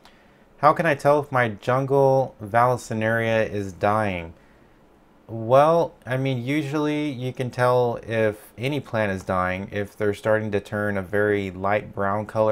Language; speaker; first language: English; native; English